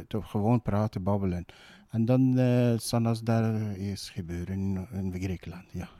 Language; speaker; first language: Dutch; non-native, learner; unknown